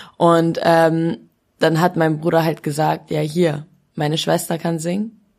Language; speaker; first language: German; early bilingual, other home language; Albanian